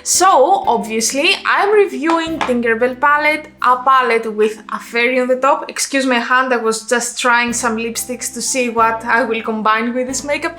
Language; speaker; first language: English; non-native, fluent; Greek